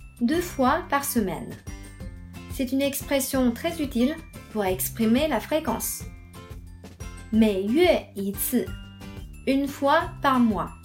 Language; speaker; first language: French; non-native, fluent; Chinese